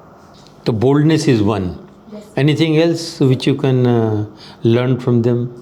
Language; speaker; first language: English; non-native, local second language; Hindi